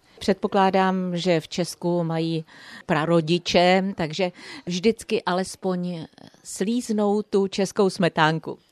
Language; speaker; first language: Czech; native; Czech